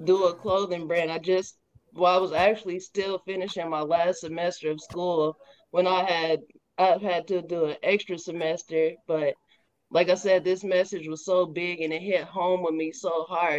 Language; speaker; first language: English; native; English